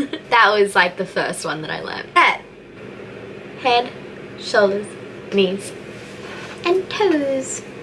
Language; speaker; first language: English; native; English